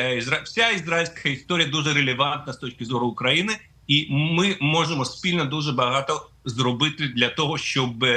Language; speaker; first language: Ukrainian; non-native, fluent; Russian